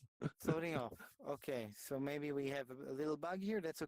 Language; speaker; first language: English; non-native, fluent; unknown